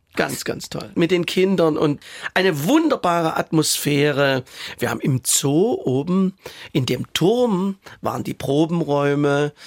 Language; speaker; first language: German; native; German